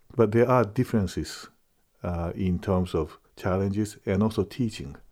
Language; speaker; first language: English; non-native, fluent; Japanese